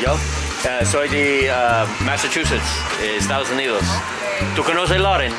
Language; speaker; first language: Spanish; non-native, learner; English